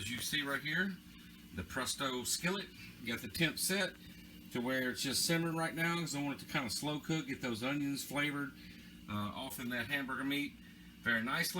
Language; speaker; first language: English; native; English